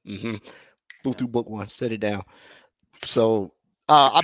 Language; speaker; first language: English; native; English